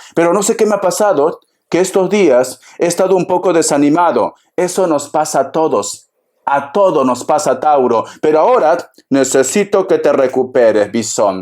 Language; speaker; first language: Spanish; native; Spanish